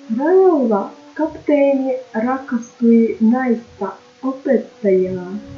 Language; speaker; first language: Finnish; non-native, learner; Russian